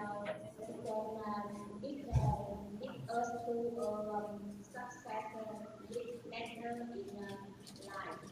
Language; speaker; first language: English; non-native, learner; Vietnamese